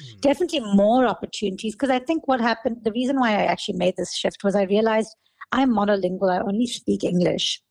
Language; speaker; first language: English; native; English